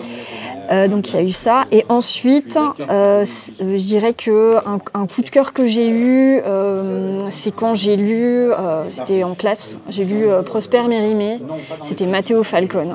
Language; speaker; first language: French; native; French